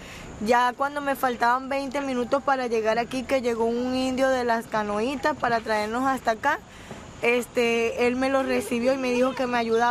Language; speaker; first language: Spanish; native; Spanish